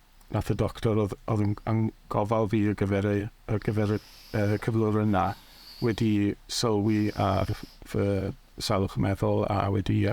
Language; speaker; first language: Welsh; native; Welsh